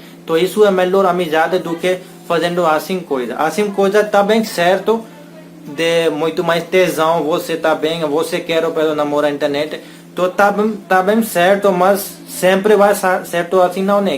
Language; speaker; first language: Portuguese; non-native, learner; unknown